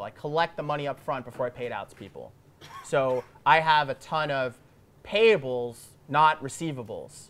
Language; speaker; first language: English; native; English